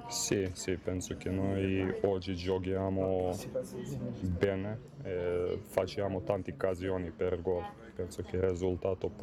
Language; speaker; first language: Italian; non-native, learner; Serbian